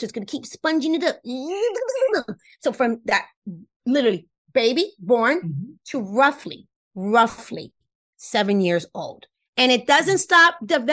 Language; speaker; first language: English; non-native, fluent; Spanish